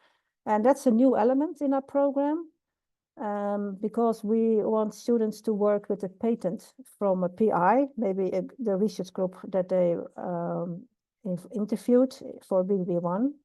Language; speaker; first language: English; non-native, fluent; Dutch